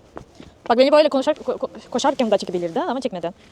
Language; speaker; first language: Turkish; non-native, learner; Russian